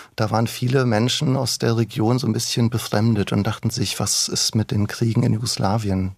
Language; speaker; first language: German; early bilingual, other home language; Croatian